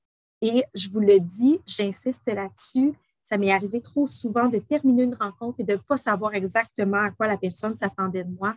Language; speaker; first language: French; native; French